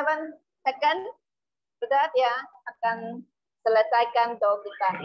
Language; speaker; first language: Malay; non-native, local second language; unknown